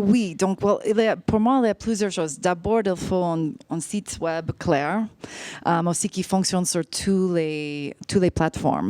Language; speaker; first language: French; non-native, fluent; English